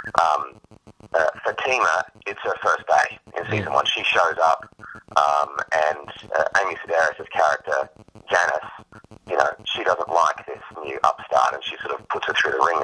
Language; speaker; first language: English; native; English